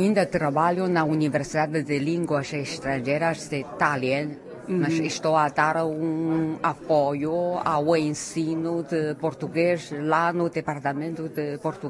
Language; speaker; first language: Portuguese; non-native, fluent; Chinese